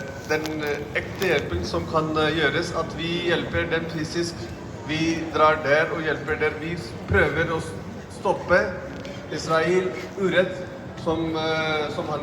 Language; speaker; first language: Norwegian; non-native, fluent; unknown